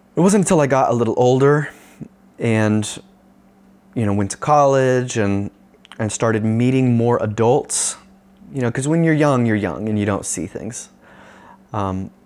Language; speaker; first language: English; native; English